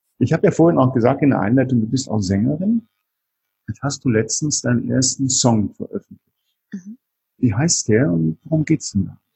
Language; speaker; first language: German; native; German